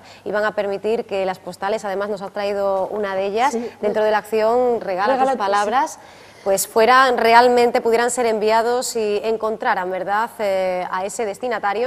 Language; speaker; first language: Spanish; native; Spanish